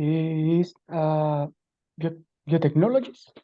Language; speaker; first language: English; non-native, learner; Spanish